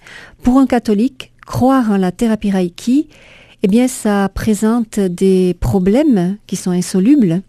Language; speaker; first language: French; native; French